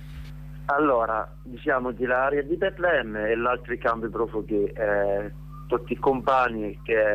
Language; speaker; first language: Italian; non-native, learner; Arabic